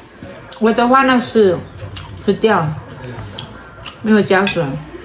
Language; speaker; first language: Chinese; non-native, learner; Indonesian